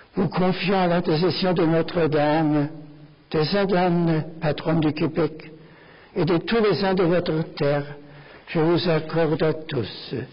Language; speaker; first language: French; non-native, fluent; German